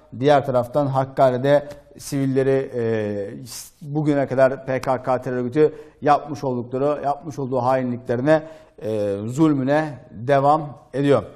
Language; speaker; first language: Turkish; native; Turkish